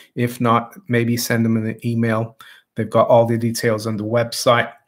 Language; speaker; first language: English; non-native, fluent; Portuguese